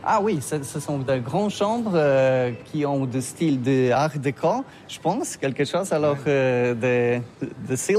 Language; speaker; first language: French; non-native, learner; Polish